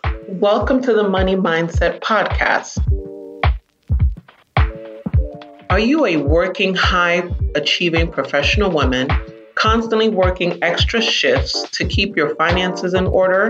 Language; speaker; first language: English; native; English